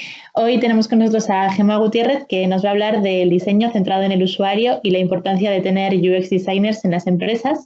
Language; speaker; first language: Spanish; native; Spanish